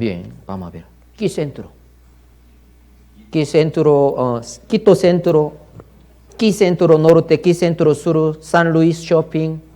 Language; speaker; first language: Spanish; non-native, learner; Korean